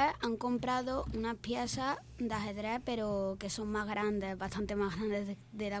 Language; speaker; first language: Spanish; native; Spanish